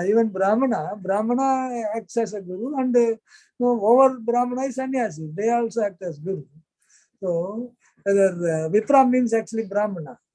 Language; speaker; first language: English; non-native, local second language; Hindi